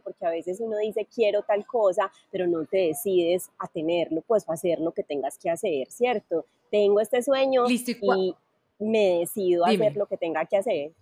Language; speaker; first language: Spanish; native; Spanish